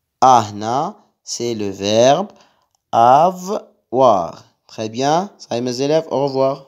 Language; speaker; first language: French; non-native, local second language; Arabic